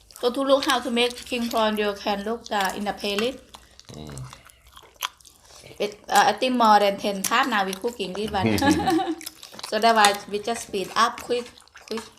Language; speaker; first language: English; non-native, learner; Thai